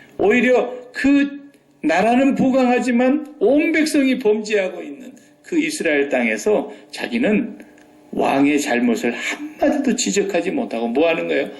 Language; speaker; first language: Korean; native; Korean